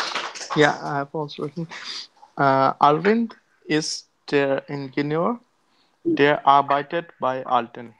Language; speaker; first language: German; non-native, learner; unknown